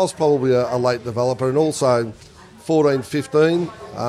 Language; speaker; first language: English; native; English